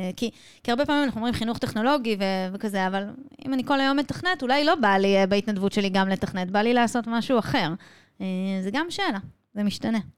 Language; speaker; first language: Hebrew; native; Hebrew